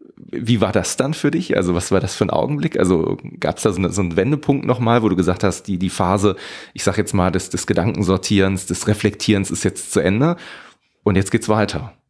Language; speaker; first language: German; native; German